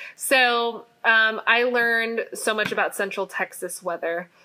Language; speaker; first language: English; native; English